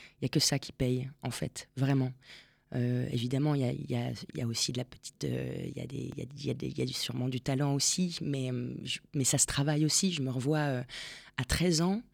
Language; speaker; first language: French; non-native, fluent; Spanish